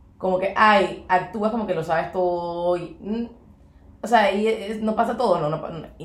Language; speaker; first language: Spanish; native; Spanish